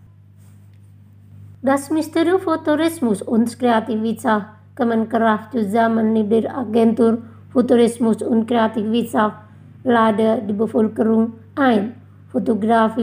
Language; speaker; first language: German; non-native, fluent; Indonesian